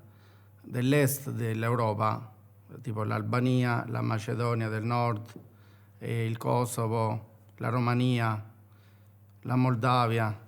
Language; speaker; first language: Italian; non-native, fluent; Albanian